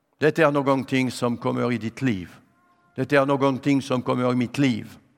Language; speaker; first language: Swedish; non-native, fluent; French